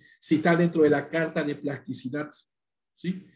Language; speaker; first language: Spanish; native; Spanish